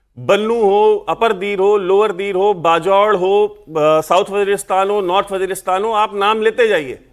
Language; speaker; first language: Hindi; native; Hindi